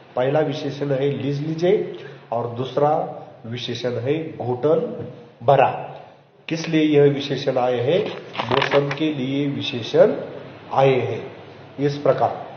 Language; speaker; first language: Hindi; non-native, local second language; Marathi